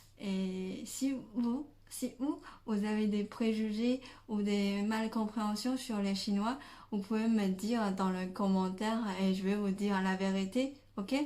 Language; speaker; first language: French; non-native, fluent; Chinese